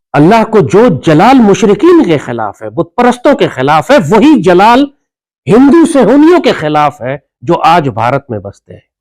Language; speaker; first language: Urdu; native; Urdu